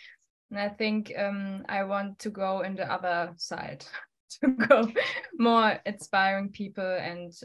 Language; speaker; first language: English; non-native, fluent; German